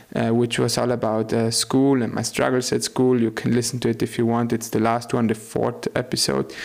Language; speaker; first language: English; non-native, fluent; German